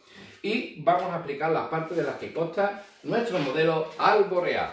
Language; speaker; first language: Spanish; native; Spanish